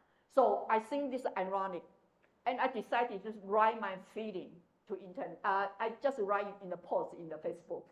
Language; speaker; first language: English; non-native, fluent; Chinese